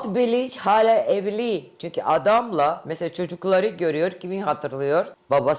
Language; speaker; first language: Turkish; non-native, fluent; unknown